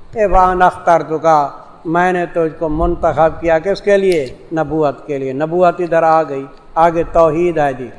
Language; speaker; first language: Urdu; non-native, local second language; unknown